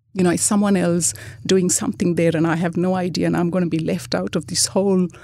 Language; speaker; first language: English; non-native, local second language; Malayalam